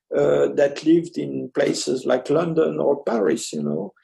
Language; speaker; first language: English; early bilingual, other home language; French